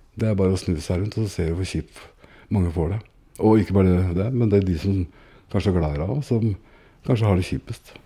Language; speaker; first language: Norwegian; native; Norwegian